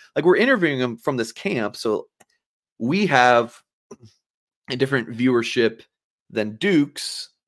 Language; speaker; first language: English; native; English